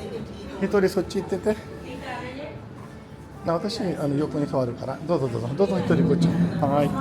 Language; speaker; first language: Japanese; non-native, fluent; Urdu